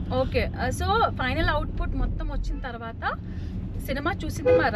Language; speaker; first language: Telugu; native; Telugu